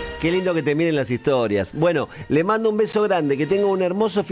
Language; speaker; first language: Spanish; native; Spanish